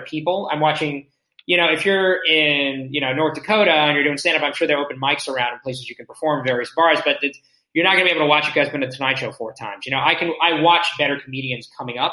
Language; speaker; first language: English; native; English